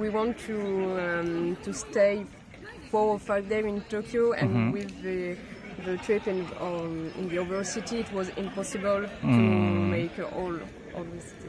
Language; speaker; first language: English; non-native, learner; French